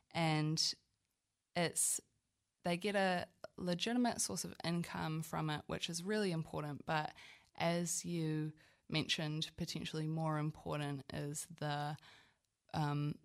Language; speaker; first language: English; native; English